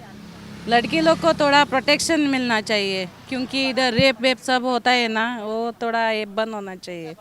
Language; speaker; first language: Hindi; non-native, local second language; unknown